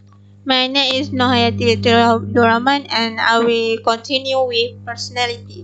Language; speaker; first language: English; non-native, local second language; Malay